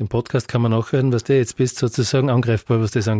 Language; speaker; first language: German; native; German